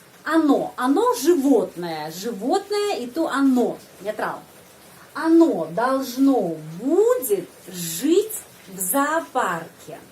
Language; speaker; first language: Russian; non-native, fluent; Indonesian